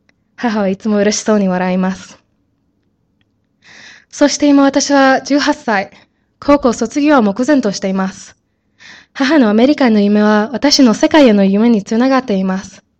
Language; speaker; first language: Japanese; non-native, learner; English